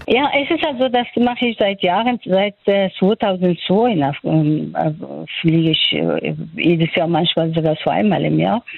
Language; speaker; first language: German; non-native, fluent; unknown